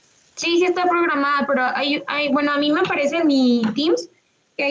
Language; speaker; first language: Spanish; native; Spanish